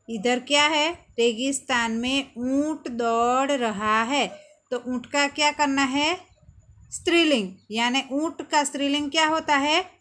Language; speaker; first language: Hindi; non-native, local second language; Gujarati